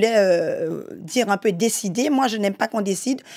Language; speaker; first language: French; native; French